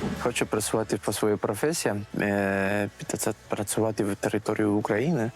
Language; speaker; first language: Ukrainian; non-native, learner; Spanish